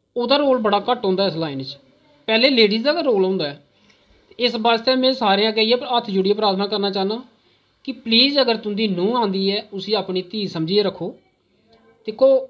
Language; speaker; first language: Punjabi; non-native, local second language; Dogri